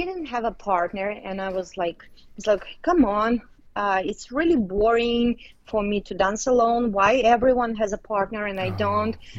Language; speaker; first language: English; non-native, fluent; Uzbek